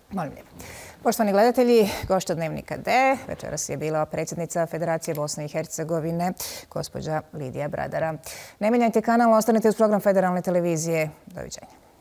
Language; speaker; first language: Croatian; native; Croatian